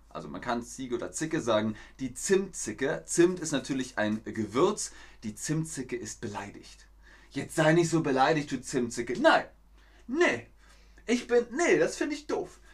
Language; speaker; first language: German; native; German